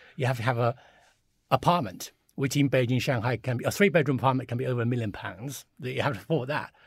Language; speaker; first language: English; early bilingual, other home language; Chinese